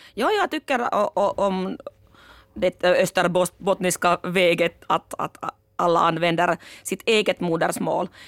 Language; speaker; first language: Swedish; non-native, local second language; Finnish